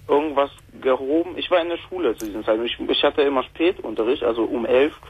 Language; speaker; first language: German; native; German